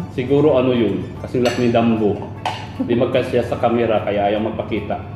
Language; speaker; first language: Filipino; native; Filipino